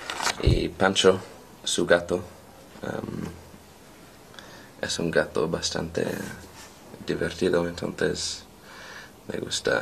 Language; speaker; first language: Spanish; non-native, learner; English